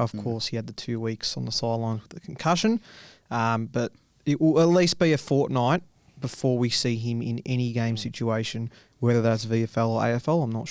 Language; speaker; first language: English; native; English